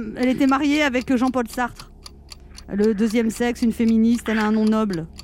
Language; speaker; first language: French; native; French